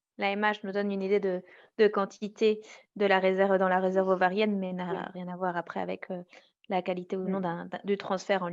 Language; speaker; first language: French; native; French